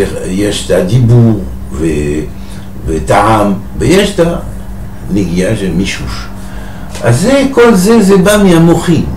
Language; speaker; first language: Hebrew; non-native, fluent; French